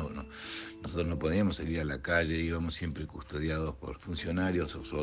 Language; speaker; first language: Spanish; native; Spanish